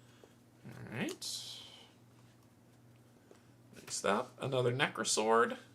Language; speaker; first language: English; native; English